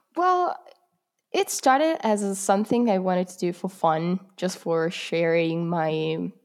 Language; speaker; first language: English; non-native, fluent; Italian